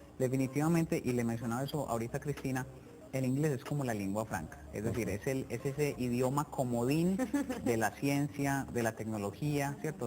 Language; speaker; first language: Spanish; native; Spanish